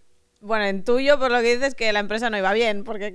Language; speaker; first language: Spanish; native; Spanish